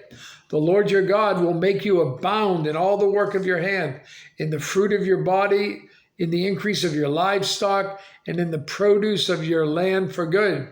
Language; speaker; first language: English; native; English